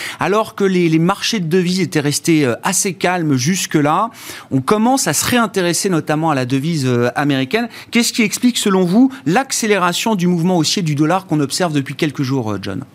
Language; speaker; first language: French; native; French